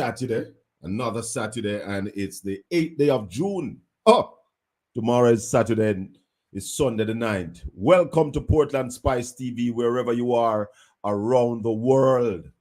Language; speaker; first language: English; native; English